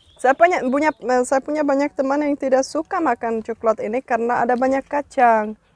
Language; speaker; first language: Indonesian; non-native, fluent; Czech